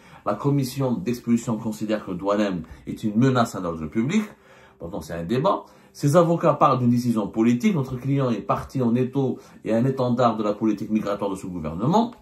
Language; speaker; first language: French; non-native, local second language; Arabic